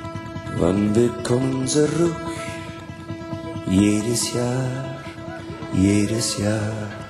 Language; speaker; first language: German; non-native, learner; English